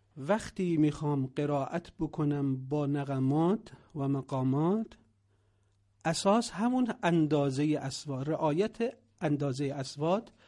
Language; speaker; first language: Persian; native; Persian